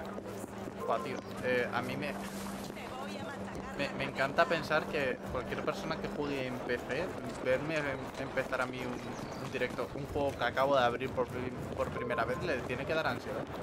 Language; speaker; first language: Spanish; native; Spanish